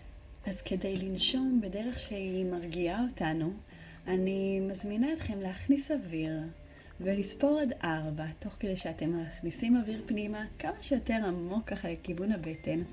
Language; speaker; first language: Hebrew; native; Hebrew